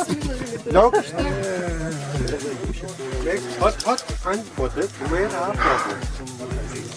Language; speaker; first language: English; non-native, learner; Arabic